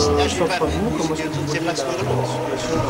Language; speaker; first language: French; native; French